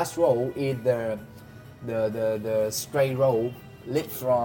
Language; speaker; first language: English; non-native, learner; Vietnamese